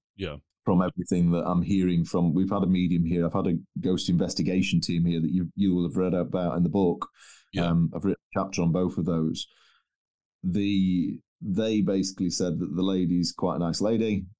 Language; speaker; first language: English; native; English